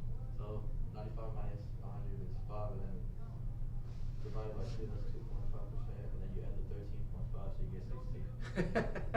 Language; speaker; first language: English; native; English